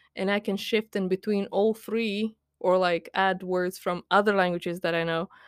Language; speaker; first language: English; non-native, fluent; Latvian